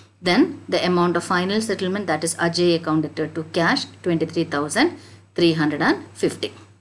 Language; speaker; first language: English; non-native, local second language; Malayalam